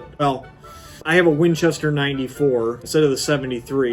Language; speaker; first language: English; native; English